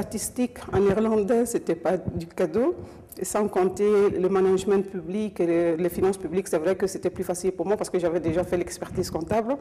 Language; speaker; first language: French; non-native, local second language; Mossi